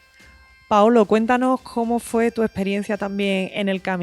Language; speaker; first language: Spanish; native; Spanish